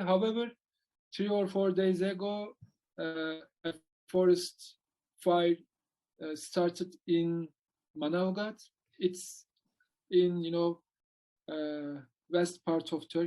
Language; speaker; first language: English; non-native, learner; Turkish